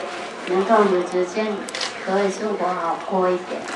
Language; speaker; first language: Chinese; non-native, fluent; Vietnamese